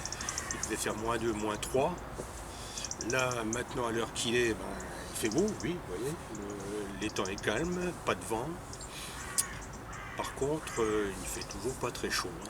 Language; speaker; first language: French; native; French